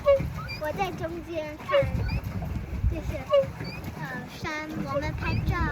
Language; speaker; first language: Chinese; early bilingual, heritage; Chinese